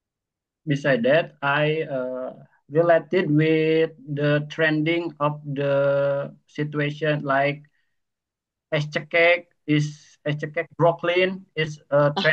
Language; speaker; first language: English; non-native, learner; Indonesian